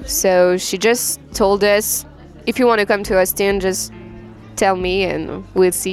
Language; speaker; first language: English; non-native, fluent; French